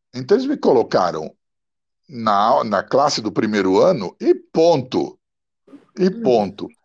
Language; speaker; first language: Portuguese; early bilingual, other home language; Italian